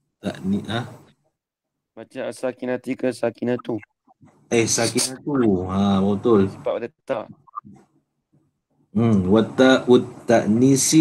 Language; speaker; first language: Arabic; non-native, fluent; Malay